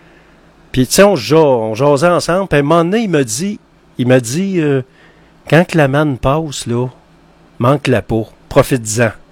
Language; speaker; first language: French; native; French